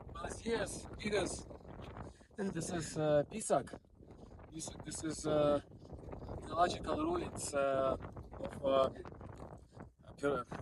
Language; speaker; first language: English; non-native, fluent; Russian